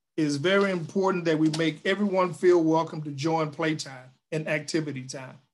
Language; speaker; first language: English; native; English